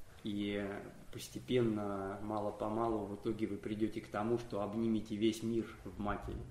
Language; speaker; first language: Russian; native; Russian